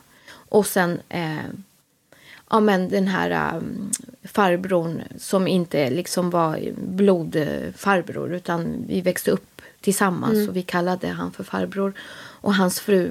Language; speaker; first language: Swedish; early bilingual, other home language; Spanish